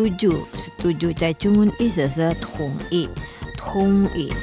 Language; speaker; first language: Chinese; non-native, fluent; Indonesian